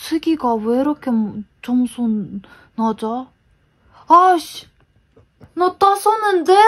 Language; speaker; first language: Korean; non-native, learner; Ukrainian